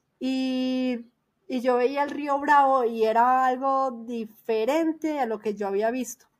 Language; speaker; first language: Spanish; native; Spanish